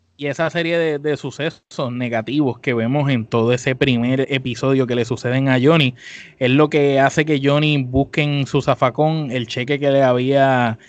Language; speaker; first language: Spanish; native; Spanish